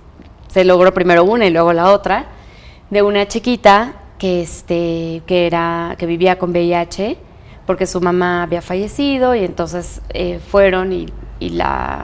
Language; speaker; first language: Spanish; native; Spanish